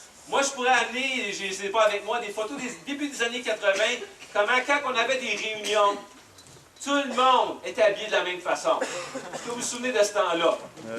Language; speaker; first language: French; native; French